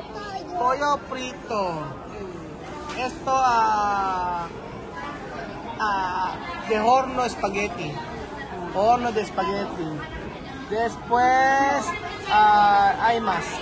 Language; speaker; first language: Spanish; non-native, learner; Filipino